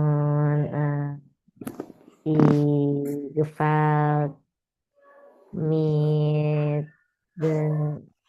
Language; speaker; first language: German; non-native, learner; Indonesian